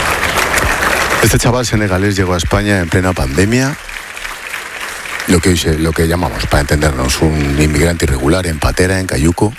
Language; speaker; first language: Spanish; native; Spanish